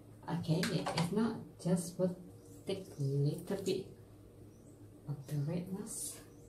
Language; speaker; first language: English; non-native, learner; Indonesian